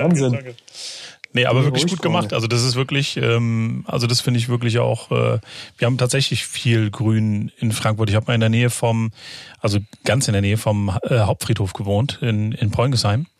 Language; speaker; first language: German; native; German